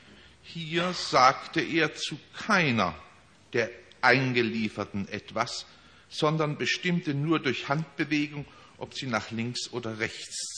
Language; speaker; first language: German; native; German